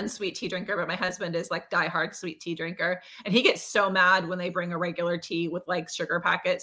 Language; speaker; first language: English; native; English